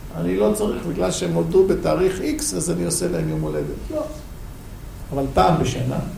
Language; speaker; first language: Hebrew; non-native, fluent; English